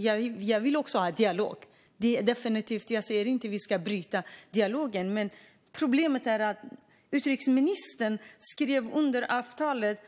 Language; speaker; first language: Swedish; non-native, fluent; Kurdish